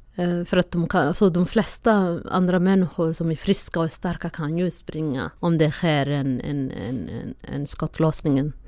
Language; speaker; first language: Swedish; non-native, fluent; Somali